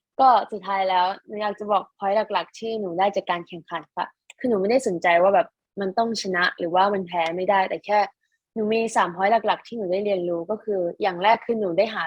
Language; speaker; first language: Thai; native; Thai